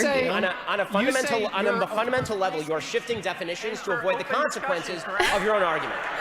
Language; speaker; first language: English; native; English